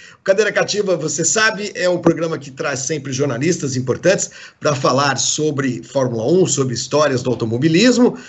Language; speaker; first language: Portuguese; native; Portuguese